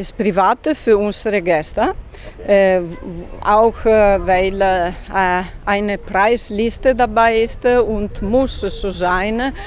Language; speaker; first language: German; non-native, learner; Italian